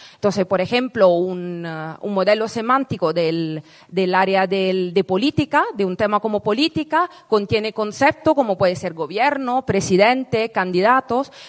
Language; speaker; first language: Spanish; non-native, fluent; Italian